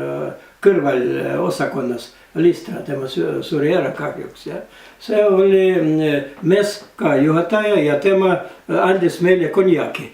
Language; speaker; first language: Estonian; non-native, learner; Russian